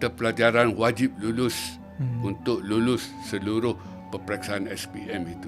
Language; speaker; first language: Malay; native; Malay